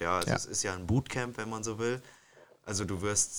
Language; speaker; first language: German; native; German